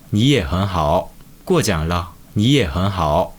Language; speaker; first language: Chinese; non-native, fluent; Korean